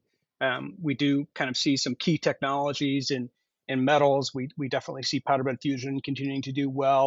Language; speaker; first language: English; native; English